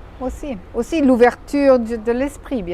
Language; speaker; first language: French; non-native, fluent; German